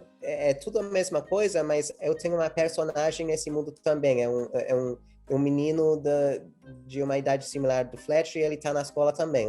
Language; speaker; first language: Portuguese; early bilingual, heritage; English